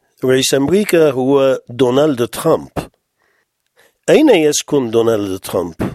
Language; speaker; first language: Arabic; non-native, fluent; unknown